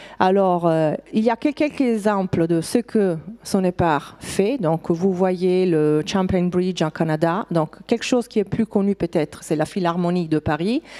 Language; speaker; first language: French; non-native, fluent; Italian